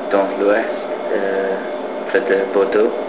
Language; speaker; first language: French; non-native, learner; English